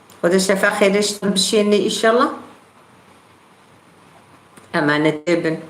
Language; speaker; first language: Turkish; non-native, local second language; Kurdish